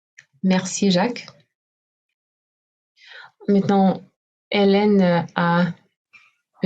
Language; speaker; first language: French; non-native, fluent; Russian